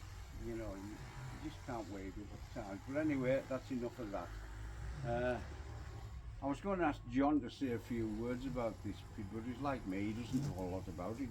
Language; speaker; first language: English; native; English